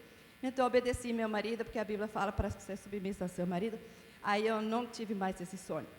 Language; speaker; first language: Portuguese; non-native, fluent; English